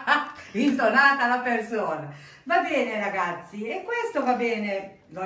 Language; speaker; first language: Italian; native; Italian